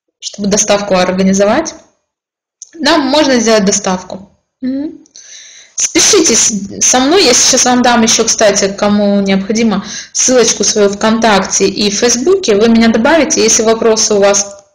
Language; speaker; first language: Russian; native; Russian